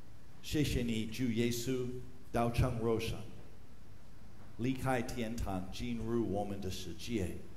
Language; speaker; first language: Chinese; non-native, fluent; English